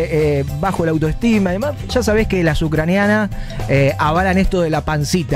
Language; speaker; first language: Spanish; native; Spanish